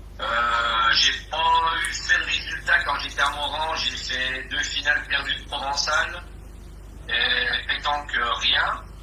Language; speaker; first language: French; early bilingual, other home language; Portuguese